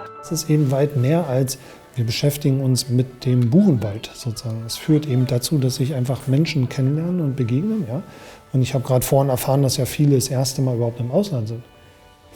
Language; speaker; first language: German; native; German